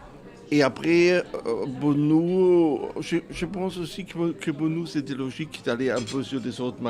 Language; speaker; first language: French; non-native, fluent; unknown